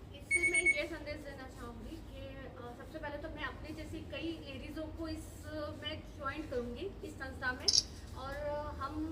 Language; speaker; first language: Hindi; non-native, local second language; Gujarati